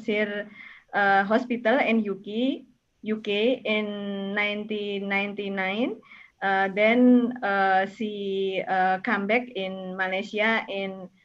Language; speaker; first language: English; non-native, learner; Indonesian